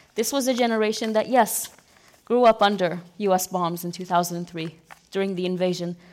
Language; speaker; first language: English; non-native, fluent; Arabic